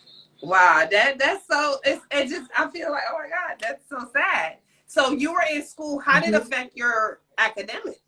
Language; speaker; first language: English; native; English